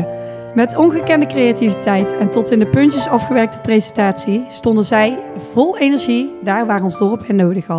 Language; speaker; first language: Dutch; native; Dutch